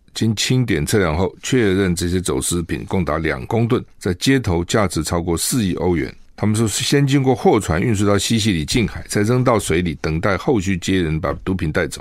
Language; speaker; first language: Chinese; native; Chinese